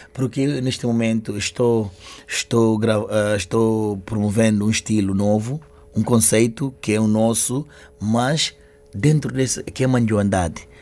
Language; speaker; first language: Portuguese; non-native, local second language; Upper Guinea Crioulo